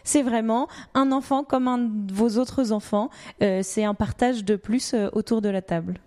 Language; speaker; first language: French; native; French